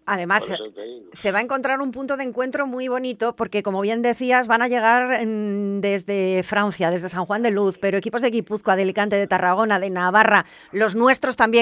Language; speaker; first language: Spanish; native; Spanish